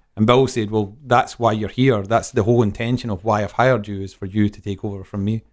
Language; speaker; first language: English; native; English